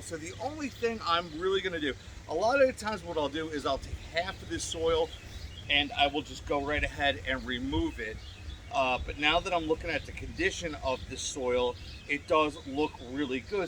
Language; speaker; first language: English; native; English